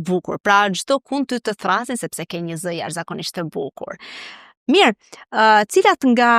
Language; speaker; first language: Albanian; native; Albanian